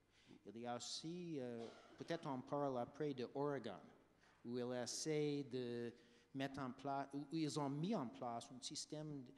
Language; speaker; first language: French; non-native, fluent; English